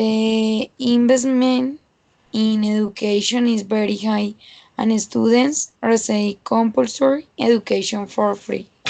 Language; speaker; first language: English; non-native, learner; Spanish